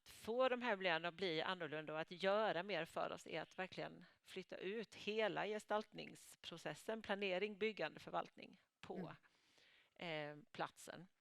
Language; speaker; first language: Swedish; native; Swedish